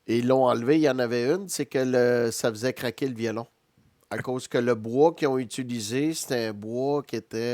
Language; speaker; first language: French; native; French